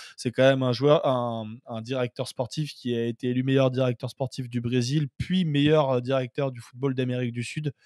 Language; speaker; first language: French; native; French